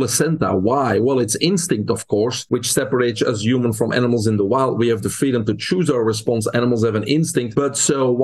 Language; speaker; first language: English; non-native, fluent; Dutch